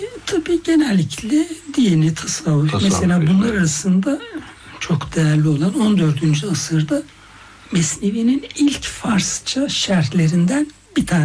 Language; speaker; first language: Turkish; native; Turkish